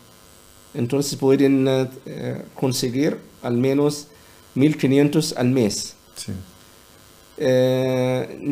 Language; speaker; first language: Spanish; non-native, learner; Arabic